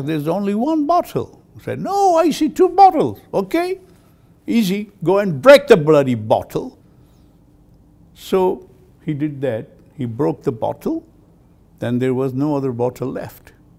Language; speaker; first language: English; non-native, fluent; Turkish